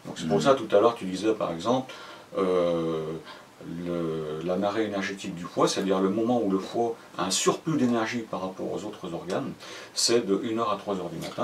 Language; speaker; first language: French; native; French